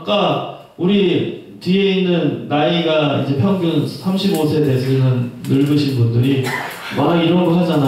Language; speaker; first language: Korean; native; Korean